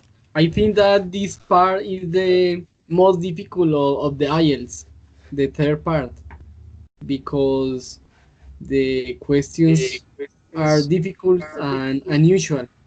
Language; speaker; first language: English; non-native, learner; Spanish